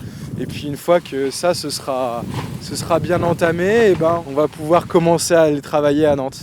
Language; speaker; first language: French; native; French